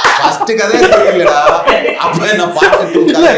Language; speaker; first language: Tamil; non-native, learner; Malayalam